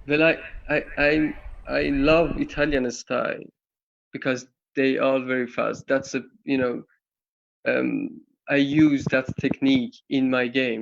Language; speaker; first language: English; non-native, learner; Persian